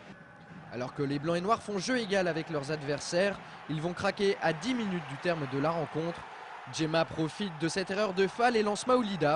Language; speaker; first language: French; native; French